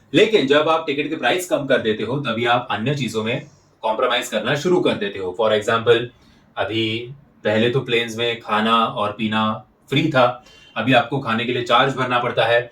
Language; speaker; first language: Hindi; non-native, local second language; Marathi